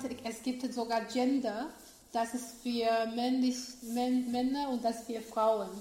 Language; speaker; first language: German; non-native, learner; Chinese